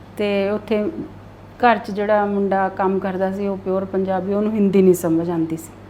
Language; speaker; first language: Punjabi; non-native, local second language; Hindi